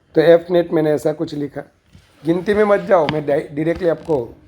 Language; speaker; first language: Hindi; non-native, local second language; Gujarati